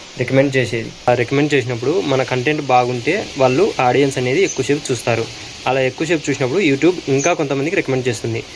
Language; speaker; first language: Telugu; native; Telugu